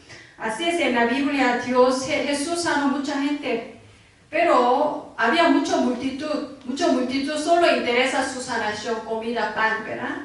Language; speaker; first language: Spanish; non-native, learner; Korean